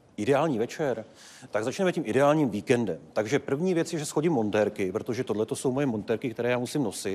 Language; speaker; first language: Czech; native; Czech